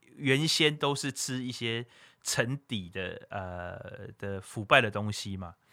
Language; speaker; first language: Chinese; native; Chinese